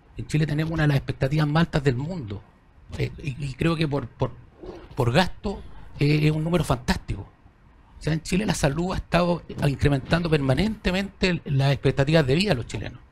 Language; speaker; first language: Spanish; native; Spanish